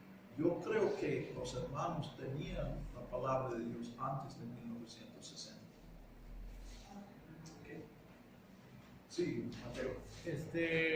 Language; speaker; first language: Spanish; non-native, fluent; English